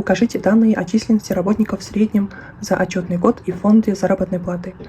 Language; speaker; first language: Russian; non-native, local second language; Kazakh